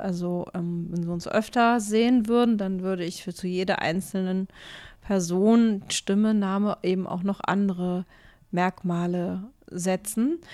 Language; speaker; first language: German; native; German